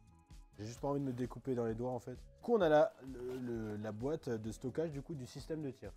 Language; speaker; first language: French; native; French